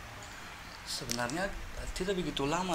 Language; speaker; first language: Indonesian; non-native, fluent; Persian